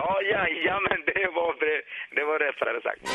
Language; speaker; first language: Swedish; non-native, fluent; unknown